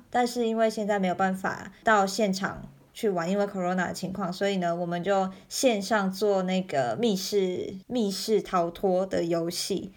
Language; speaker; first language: Chinese; native; Chinese